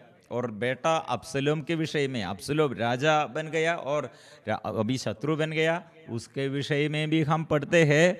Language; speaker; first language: Hindi; non-native, local second language; Malayalam